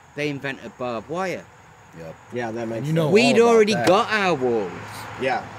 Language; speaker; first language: English; native; English